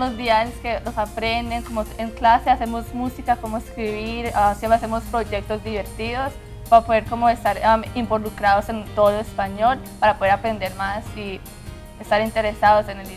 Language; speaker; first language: Spanish; early bilingual, heritage; Spanish